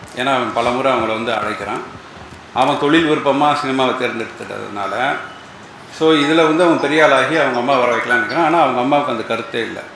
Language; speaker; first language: Tamil; native; Tamil